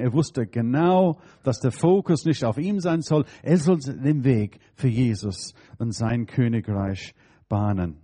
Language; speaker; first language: German; non-native, fluent; English